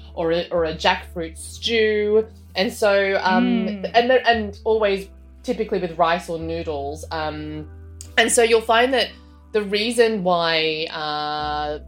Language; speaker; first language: English; native; English